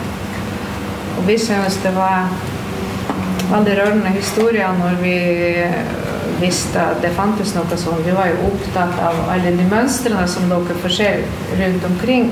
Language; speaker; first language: Norwegian; non-native, fluent; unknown